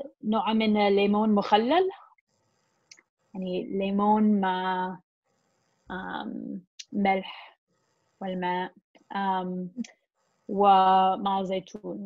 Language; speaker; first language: Arabic; non-native, fluent; English